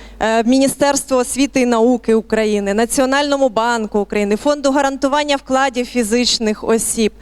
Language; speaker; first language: Ukrainian; native; Ukrainian